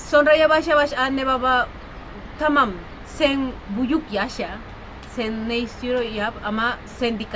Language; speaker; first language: Turkish; non-native, learner; Spanish